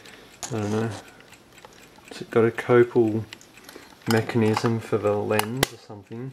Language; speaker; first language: English; native; English